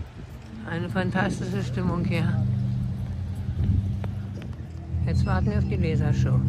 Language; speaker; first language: German; native; German